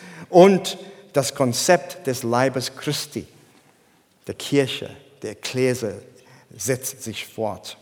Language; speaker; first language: German; non-native, fluent; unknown